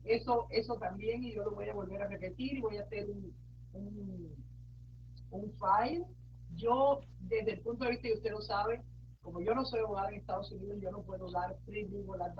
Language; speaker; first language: Spanish; native; Spanish